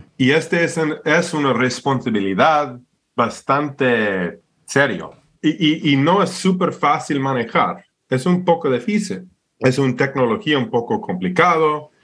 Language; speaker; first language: Spanish; non-native, fluent; English